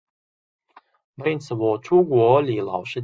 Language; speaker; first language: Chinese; non-native, fluent; Uzbek